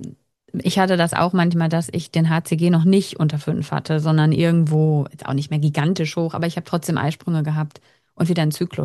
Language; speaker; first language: German; native; German